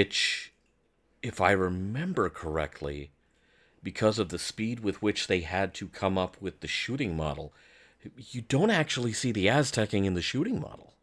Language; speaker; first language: English; native; English